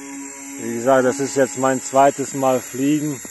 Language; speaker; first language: German; non-native, fluent; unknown